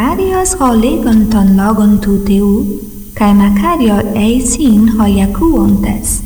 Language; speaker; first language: Greek; non-native, fluent; Portuguese